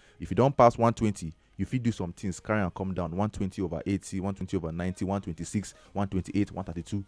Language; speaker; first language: Nigerian Pidgin; native; Nigerian Pidgin